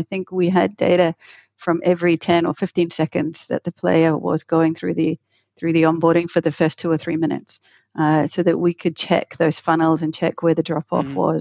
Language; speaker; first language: English; native; English